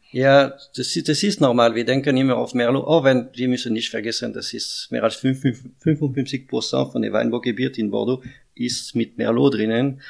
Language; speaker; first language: German; non-native, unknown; French